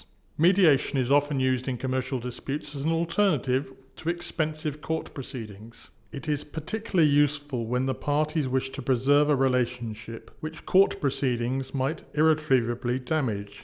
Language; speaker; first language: English; native; English